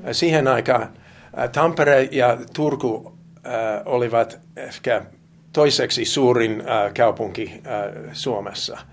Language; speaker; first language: Finnish; non-native, fluent; English